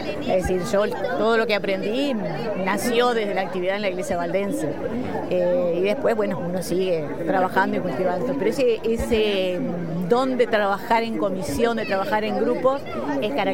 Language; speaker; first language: Spanish; native; Spanish